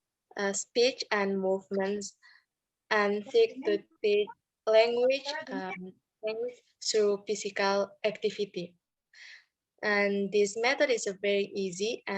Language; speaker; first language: English; non-native, fluent; Indonesian